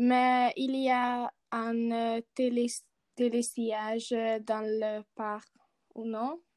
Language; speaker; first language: French; non-native, learner; Hungarian